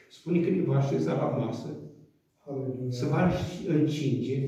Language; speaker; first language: Romanian; native; Romanian